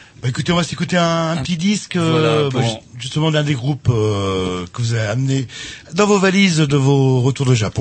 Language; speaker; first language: French; native; French